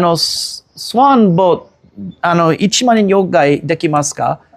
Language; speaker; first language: Japanese; non-native, learner; English